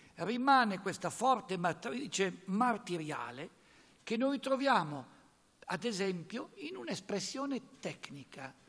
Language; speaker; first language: Italian; native; Italian